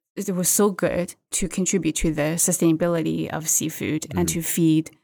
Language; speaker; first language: English; non-native, fluent; Chinese